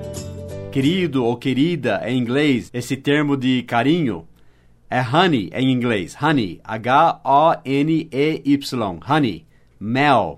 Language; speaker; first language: Portuguese; non-native, fluent; English